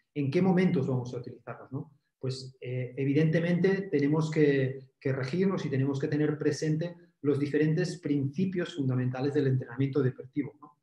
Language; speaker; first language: Spanish; native; Spanish